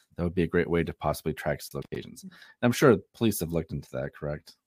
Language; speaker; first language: English; native; English